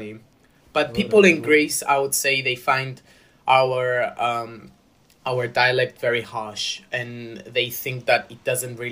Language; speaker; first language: English; non-native, fluent; Greek